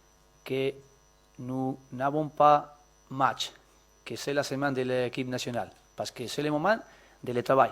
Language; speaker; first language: French; non-native, learner; Spanish